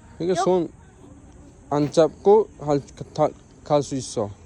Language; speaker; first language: Korean; non-native, learner; Uzbek